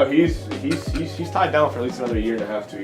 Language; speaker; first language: English; native; English